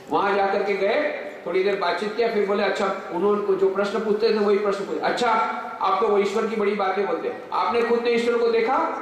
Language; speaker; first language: Hindi; non-native, local second language; Gujarati